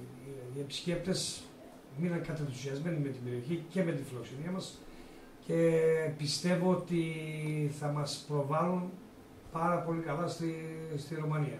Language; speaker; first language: Greek; native; Greek